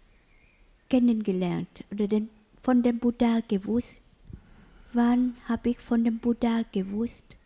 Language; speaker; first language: German; non-native, learner; Vietnamese